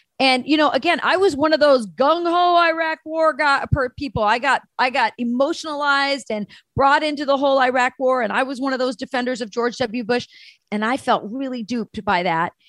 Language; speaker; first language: English; native; English